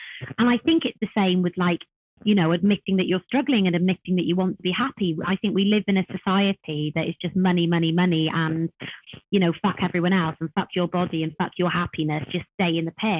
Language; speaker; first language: English; native; English